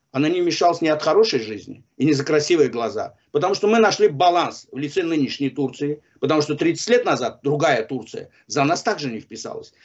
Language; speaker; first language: Russian; non-native, local second language; Azerbaijani